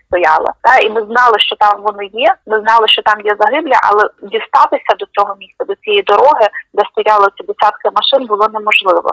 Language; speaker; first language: Ukrainian; native; Ukrainian